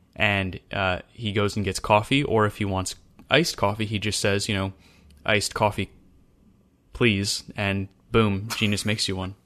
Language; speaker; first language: English; native; English